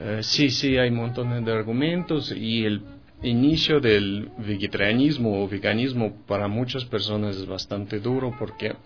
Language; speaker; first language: Spanish; non-native, fluent; Russian